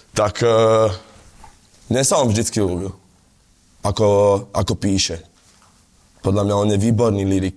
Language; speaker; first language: Slovak; early bilingual, other home language; Italian